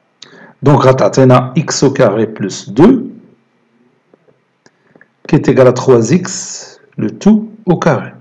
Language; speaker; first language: French; non-native, local second language; Arabic